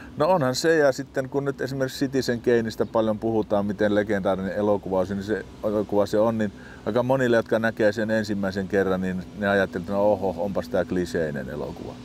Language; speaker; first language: Finnish; native; Finnish